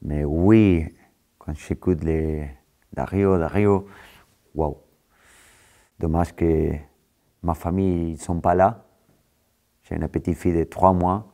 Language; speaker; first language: French; non-native, fluent; Spanish